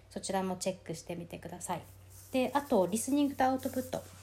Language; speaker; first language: Japanese; native; Japanese